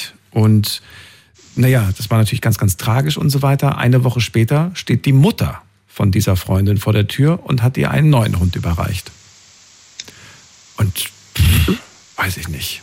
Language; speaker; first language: German; native; German